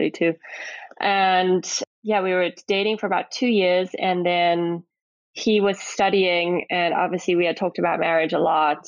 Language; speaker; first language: English; native; English